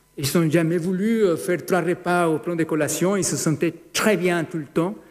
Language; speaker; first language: French; non-native, fluent; Spanish